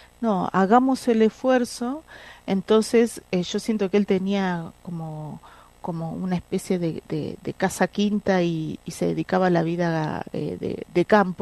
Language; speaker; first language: Spanish; native; Spanish